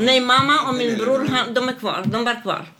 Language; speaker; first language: Swedish; non-native, fluent; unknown